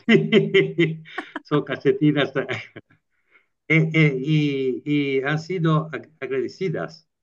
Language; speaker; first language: Spanish; non-native, learner; Italian